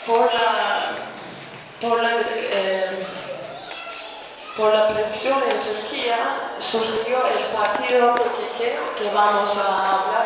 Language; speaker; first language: Spanish; non-native, fluent; Kurdish